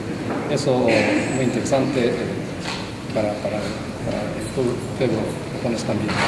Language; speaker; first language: Spanish; non-native, fluent; Japanese